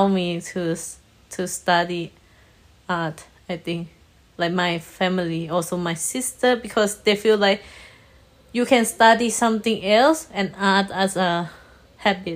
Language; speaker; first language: English; non-native, learner; Thai